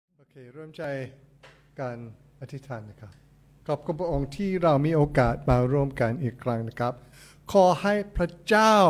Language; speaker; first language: Thai; non-native, fluent; English